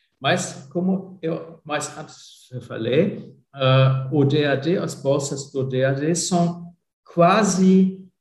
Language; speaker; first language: Portuguese; non-native, fluent; German